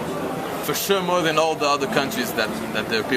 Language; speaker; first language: English; non-native, fluent; Hebrew